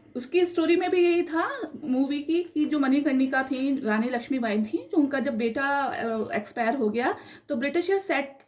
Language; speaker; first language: Hindi; native; Hindi